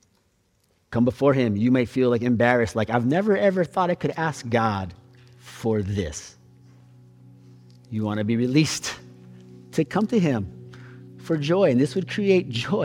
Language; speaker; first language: English; native; English